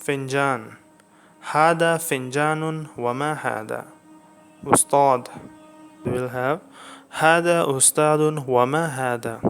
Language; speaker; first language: Arabic; non-native, fluent; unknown